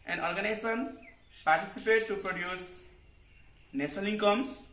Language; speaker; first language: English; non-native, local second language; Nepali